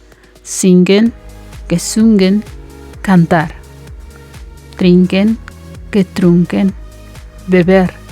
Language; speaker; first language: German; non-native, fluent; Spanish